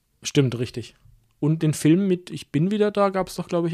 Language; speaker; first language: German; native; German